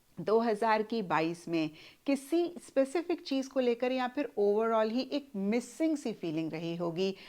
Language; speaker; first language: Hindi; native; Hindi